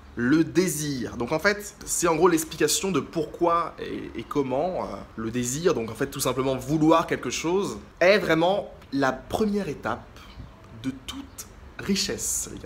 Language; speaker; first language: French; native; French